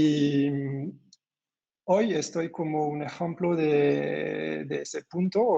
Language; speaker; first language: Spanish; non-native, fluent; French